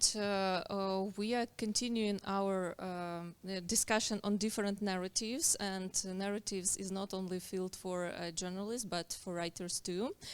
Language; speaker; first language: English; non-native, fluent; Ukrainian